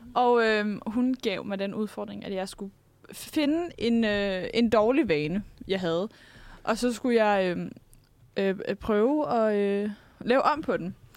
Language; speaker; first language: Danish; native; Danish